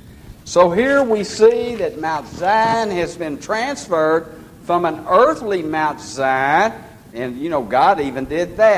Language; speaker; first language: English; native; English